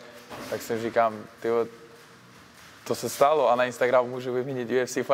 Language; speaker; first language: Czech; non-native, fluent; Uzbek